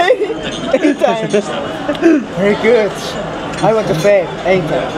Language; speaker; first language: English; non-native, learner; Japanese